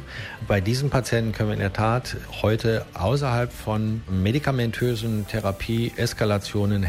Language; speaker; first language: German; native; German